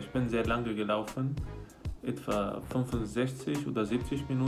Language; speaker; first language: German; non-native, fluent; Arabic